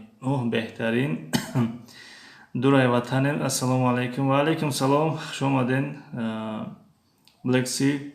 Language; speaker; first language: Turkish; non-native, fluent; Tajik